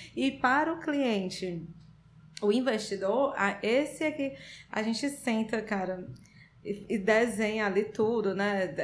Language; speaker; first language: Portuguese; native; Portuguese